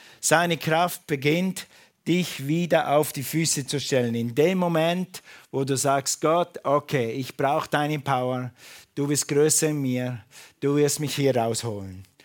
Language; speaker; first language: German; non-native, fluent; English